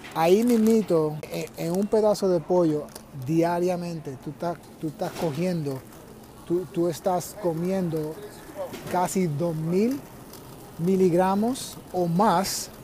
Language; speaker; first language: Spanish; early bilingual, other home language; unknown